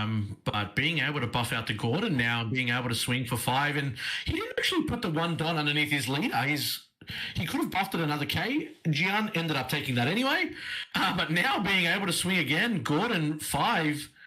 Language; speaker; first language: English; native; English